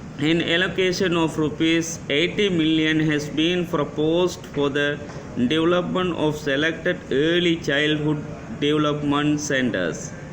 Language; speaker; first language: English; non-native, local second language; Tamil